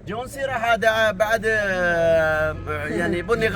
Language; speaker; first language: Arabic; non-native, learner; Punjabi